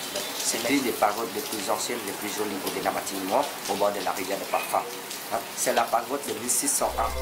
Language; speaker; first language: French; non-native, learner; Vietnamese